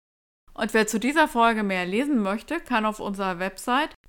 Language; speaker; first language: German; native; German